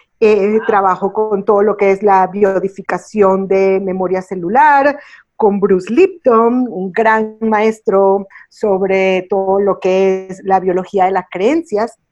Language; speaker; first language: Spanish; early bilingual, heritage; Spanish